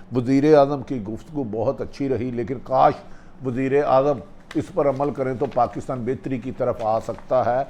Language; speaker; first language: Urdu; native; Urdu